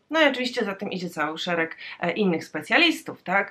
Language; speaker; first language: Polish; native; Polish